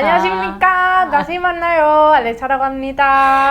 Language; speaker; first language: Korean; non-native, learner; Spanish